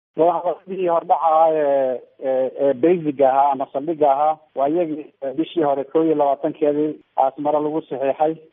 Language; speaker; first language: Somali; native; Somali